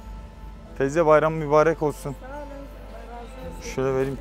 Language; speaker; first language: Turkish; native; Turkish